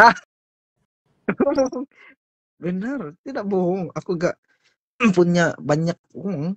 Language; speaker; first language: Indonesian; non-native, learner; Filipino